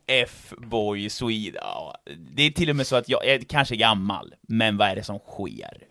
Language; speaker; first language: Swedish; native; Swedish